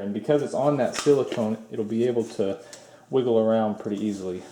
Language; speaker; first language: English; native; English